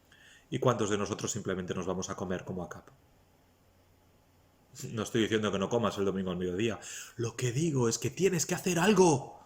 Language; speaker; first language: Spanish; native; Spanish